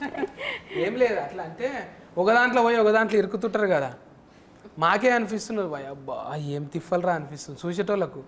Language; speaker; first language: Telugu; native; Telugu